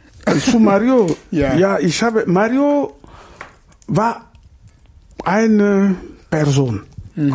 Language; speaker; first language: German; non-native, learner; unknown